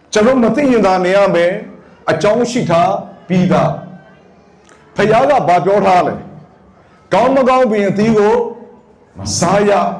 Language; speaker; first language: Burmese; non-native, local second language; Karen languages